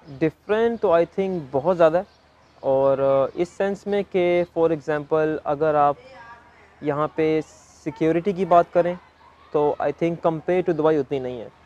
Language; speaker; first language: Urdu; native; Urdu